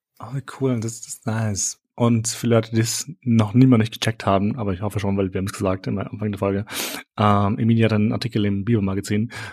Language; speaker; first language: German; early bilingual, other home language; Albanian